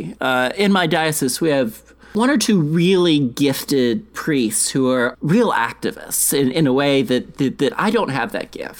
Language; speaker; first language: English; native; English